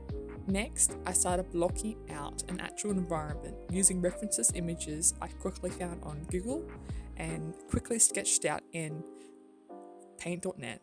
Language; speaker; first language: English; native; English